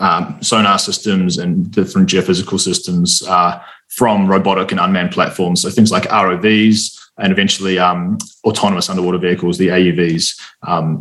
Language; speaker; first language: English; native; English